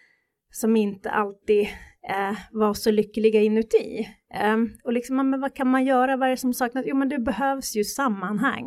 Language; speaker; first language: Swedish; native; Swedish